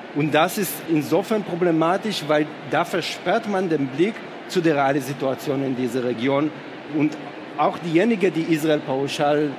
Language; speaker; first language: German; non-native, fluent; Hebrew